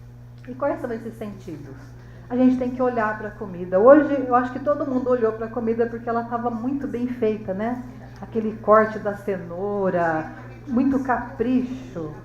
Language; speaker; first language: Portuguese; native; Portuguese